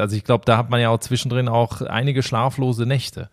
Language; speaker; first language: German; native; German